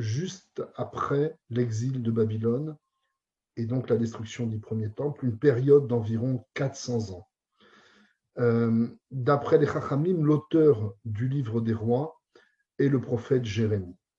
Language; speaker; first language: French; native; French